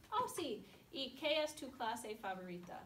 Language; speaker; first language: Spanish; non-native, fluent; English